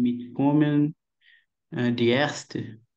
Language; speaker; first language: German; non-native, learner; Portuguese